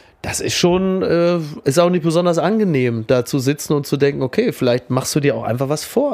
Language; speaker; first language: German; native; German